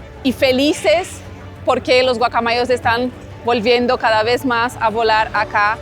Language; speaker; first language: Spanish; native; Spanish